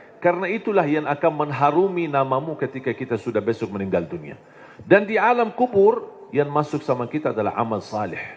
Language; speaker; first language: Indonesian; non-native, fluent; Arabic